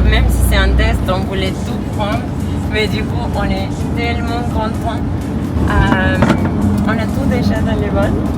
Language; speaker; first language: French; non-native, fluent; Spanish